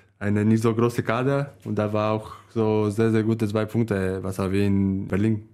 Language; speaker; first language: German; non-native, learner; Romanian